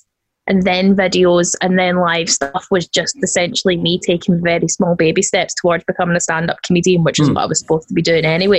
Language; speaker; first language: English; native; English